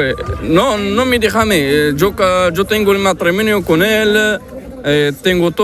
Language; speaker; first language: Spanish; non-native, learner; Arabic